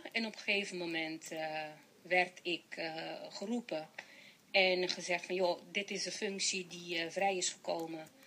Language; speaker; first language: Dutch; non-native, local second language; Papiamento